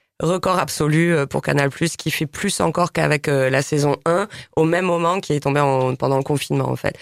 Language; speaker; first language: French; native; French